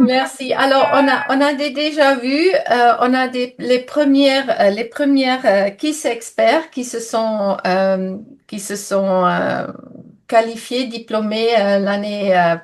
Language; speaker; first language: French; non-native, fluent; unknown